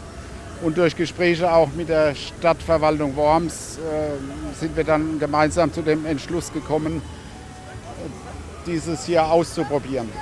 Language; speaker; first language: German; native; German